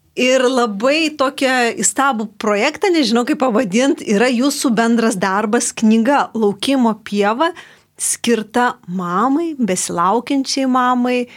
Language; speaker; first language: Lithuanian; native; Lithuanian